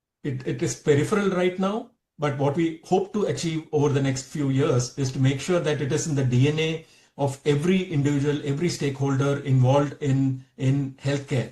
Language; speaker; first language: English; non-native, local second language; Tamil